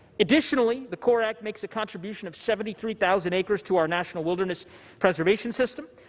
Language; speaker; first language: English; early bilingual, other home language; Tigrinya